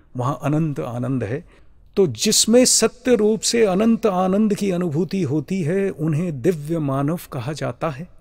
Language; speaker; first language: Hindi; native; Hindi